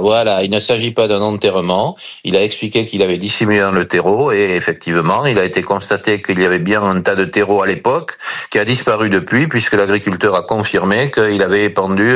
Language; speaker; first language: French; native; French